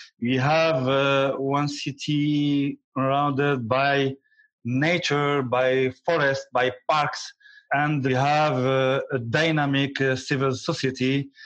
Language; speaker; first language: English; non-native, learner; Arabic